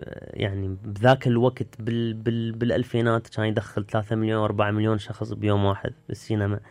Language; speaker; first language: Arabic; early bilingual, heritage; Arabic